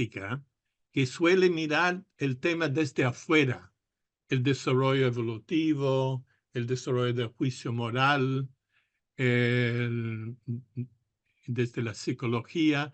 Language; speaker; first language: Spanish; non-native, fluent; English